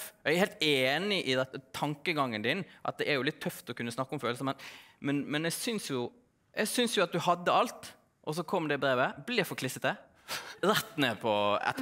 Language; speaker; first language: Norwegian; native; Norwegian